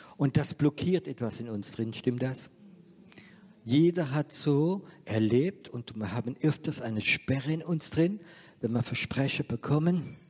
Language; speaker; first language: German; non-native, fluent; French